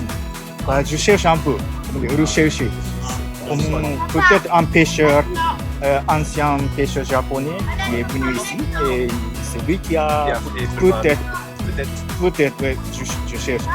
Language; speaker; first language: French; non-native, learner; Japanese